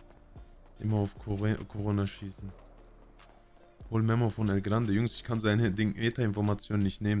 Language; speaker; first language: German; early bilingual, other home language; Turkish